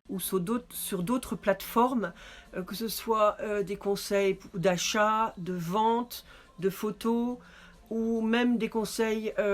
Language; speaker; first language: French; native; French